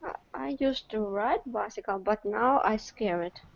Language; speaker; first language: English; non-native, learner; Russian